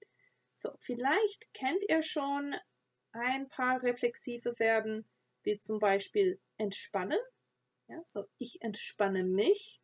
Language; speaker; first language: German; non-native, fluent; English